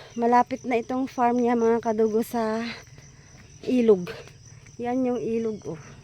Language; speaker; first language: Filipino; native; Filipino